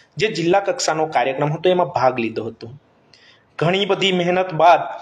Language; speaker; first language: Gujarati; non-native, local second language; Gamit